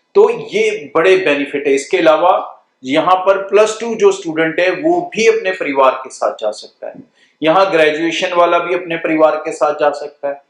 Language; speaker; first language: Hindi; non-native, local second language; Punjabi